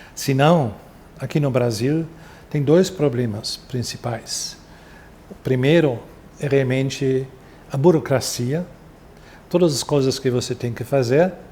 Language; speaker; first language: Portuguese; non-native, fluent; German